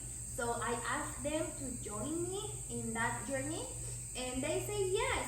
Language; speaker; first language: English; non-native, learner; Spanish